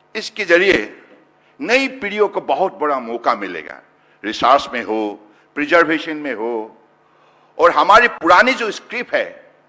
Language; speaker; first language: Hindi; non-native, local second language; Assamese